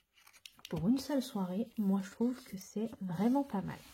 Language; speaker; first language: French; native; French